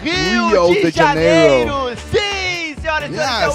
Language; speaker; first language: Portuguese; native; Portuguese